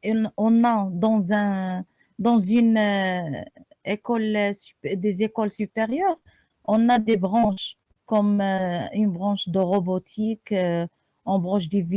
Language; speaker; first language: French; non-native, learner; Arabic